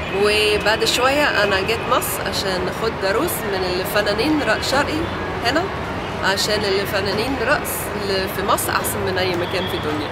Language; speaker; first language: Arabic; non-native, learner; English